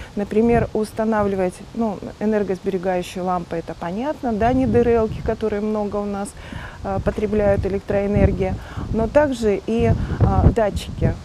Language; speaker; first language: Russian; native; Russian